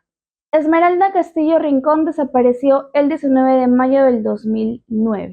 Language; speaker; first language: Spanish; native; Spanish